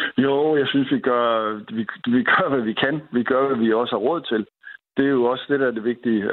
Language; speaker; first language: Danish; native; Danish